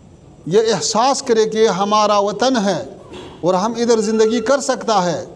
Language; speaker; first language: Hindi; non-native, fluent; Pashto